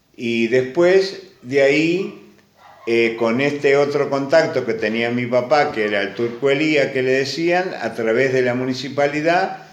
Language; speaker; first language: Spanish; early bilingual, other home language; Greek